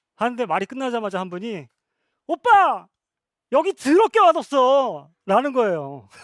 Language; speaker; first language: Korean; native; Korean